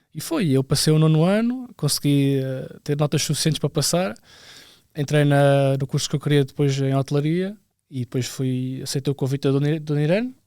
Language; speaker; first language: Portuguese; native; Portuguese